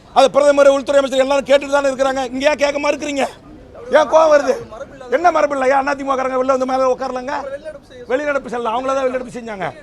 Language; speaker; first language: Tamil; native; Tamil